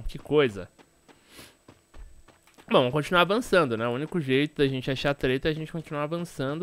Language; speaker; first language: Portuguese; native; Portuguese